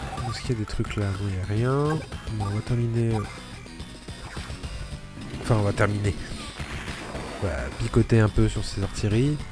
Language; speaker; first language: French; native; French